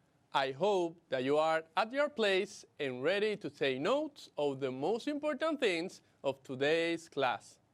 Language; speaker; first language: English; non-native, fluent; Spanish